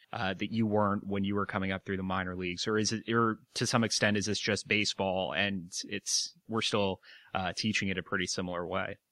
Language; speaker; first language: English; native; English